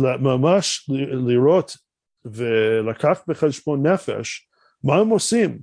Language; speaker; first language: Hebrew; non-native, fluent; English